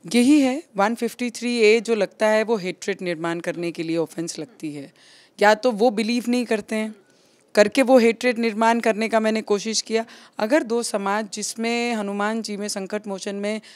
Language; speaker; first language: Hindi; non-native, local second language; Marathi